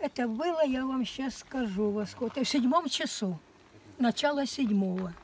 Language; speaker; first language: Russian; native; Russian